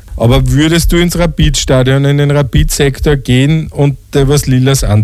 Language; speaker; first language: German; native; German